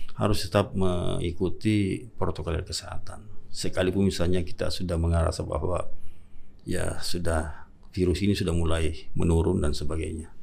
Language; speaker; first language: Indonesian; native; Indonesian